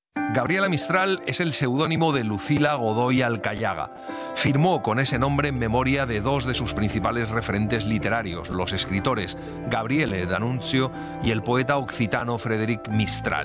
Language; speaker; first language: Spanish; native; Spanish